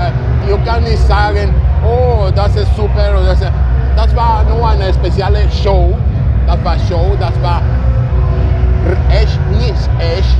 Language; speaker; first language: German; non-native, fluent; Italian